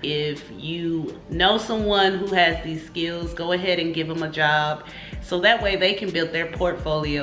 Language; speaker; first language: English; native; English